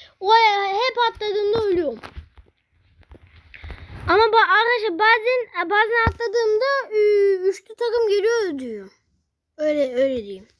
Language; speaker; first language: Turkish; native; Turkish